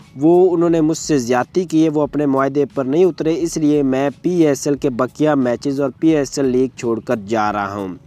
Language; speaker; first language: Urdu; native; Urdu